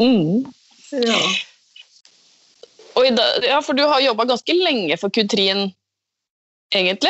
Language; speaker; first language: Norwegian; native; Norwegian